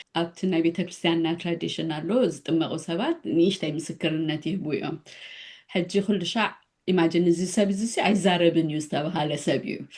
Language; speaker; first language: Tigrinya; native; Tigrinya